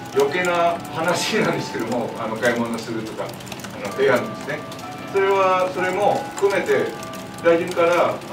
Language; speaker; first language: Japanese; non-native, fluent; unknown